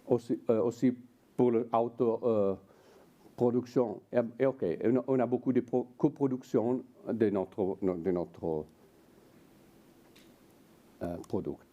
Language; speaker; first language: French; non-native, fluent; Italian